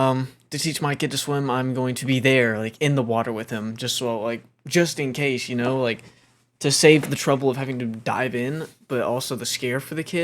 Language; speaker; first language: English; native; English